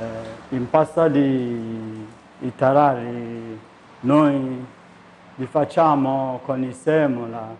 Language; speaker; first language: Italian; non-native, learner; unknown